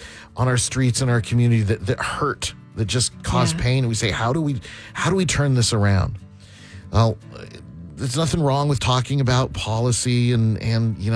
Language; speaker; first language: English; native; English